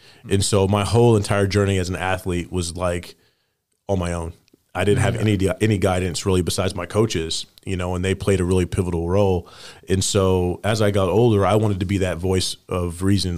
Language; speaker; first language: English; native; English